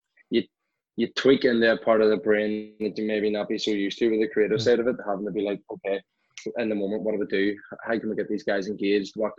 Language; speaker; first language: English; native; English